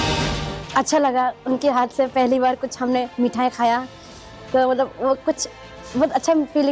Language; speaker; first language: Hindi; non-native, local second language; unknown